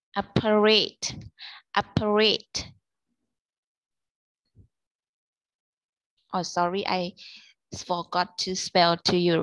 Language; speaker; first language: English; non-native, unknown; Thai